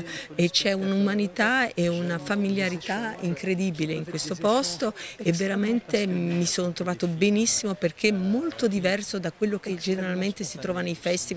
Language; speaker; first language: Italian; non-native, fluent; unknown